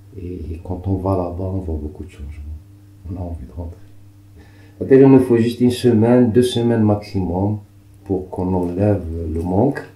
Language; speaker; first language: French; non-native, local second language; Arabic